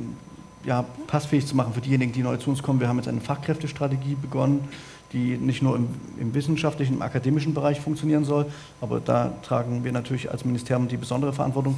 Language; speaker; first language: German; native; German